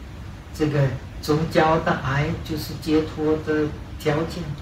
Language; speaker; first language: Chinese; non-native, fluent; Czech